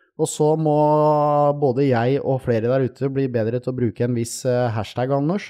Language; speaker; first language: Norwegian; native; Norwegian